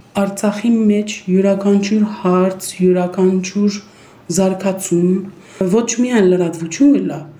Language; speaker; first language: Armenian; early bilingual, heritage; Armenian